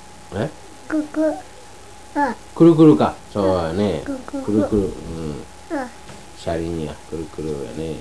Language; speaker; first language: Japanese; native; Japanese